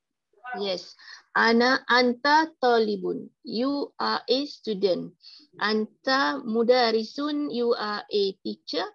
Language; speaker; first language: English; non-native, learner; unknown